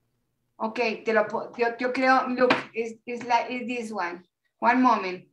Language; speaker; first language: English; non-native, learner; Spanish